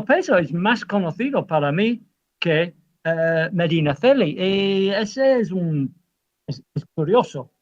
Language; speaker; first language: Spanish; non-native, fluent; English